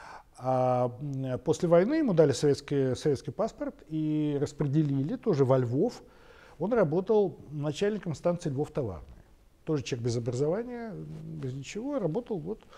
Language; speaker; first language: Russian; native; Russian